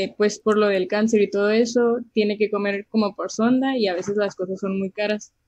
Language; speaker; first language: Spanish; native; Spanish